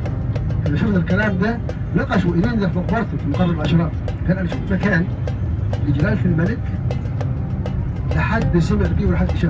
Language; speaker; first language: Arabic; native; Arabic